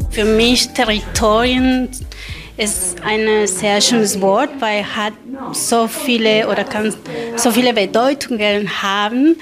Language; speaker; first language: German; non-native, fluent; Spanish